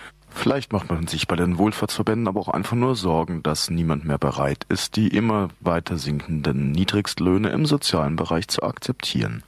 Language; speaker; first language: German; native; German